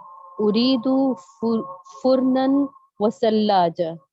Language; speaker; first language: Arabic; non-native, learner; Urdu